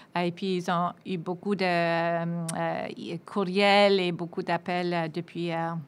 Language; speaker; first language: French; non-native, fluent; English